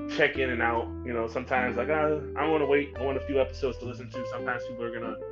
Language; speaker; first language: English; native; English